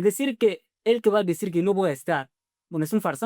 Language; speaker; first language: Spanish; non-native, fluent; French